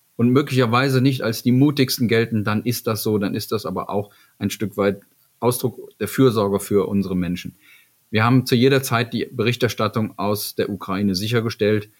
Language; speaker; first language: German; native; German